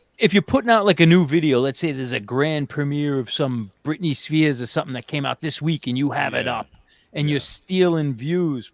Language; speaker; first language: English; native; English